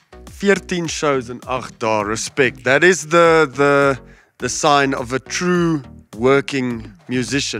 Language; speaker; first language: English; non-native, local second language; Afrikaans